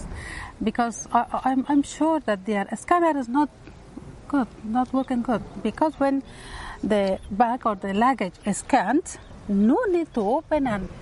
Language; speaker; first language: English; non-native, learner; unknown